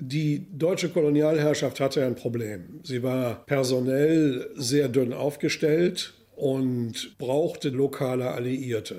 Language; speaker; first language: German; native; German